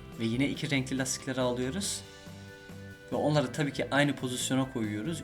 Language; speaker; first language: Turkish; early bilingual, heritage; Turkish